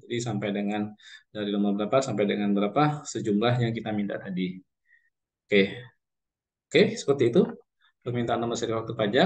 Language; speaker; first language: Indonesian; native; Indonesian